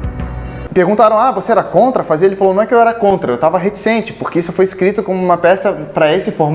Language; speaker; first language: Portuguese; native; Portuguese